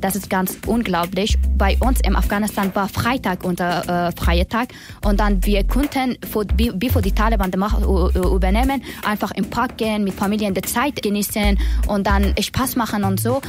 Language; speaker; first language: German; non-native, learner; Persian